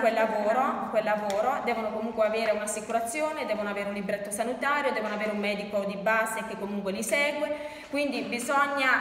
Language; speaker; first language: Italian; native; Italian